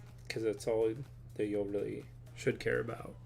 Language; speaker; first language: English; native; English